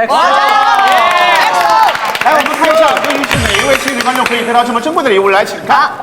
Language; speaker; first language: Chinese; native; Chinese